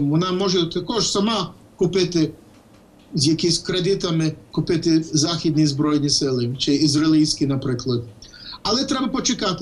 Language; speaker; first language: Ukrainian; non-native, fluent; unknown